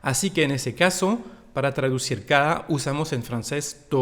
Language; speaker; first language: Spanish; non-native, fluent; French